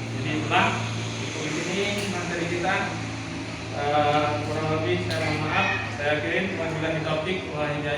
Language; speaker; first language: Indonesian; native; Indonesian